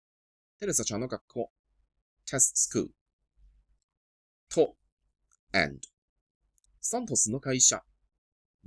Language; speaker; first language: Japanese; non-native, fluent; Cantonese